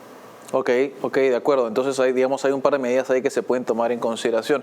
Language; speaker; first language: Spanish; native; Spanish